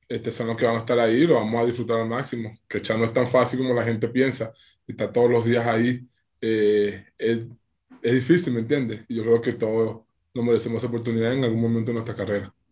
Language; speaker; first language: Spanish; native; Spanish